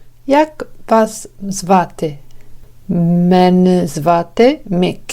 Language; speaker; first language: Ukrainian; non-native, learner; English